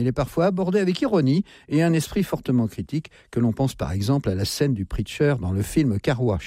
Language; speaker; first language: French; native; French